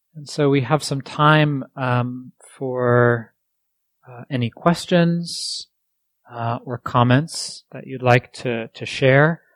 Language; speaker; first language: English; native; English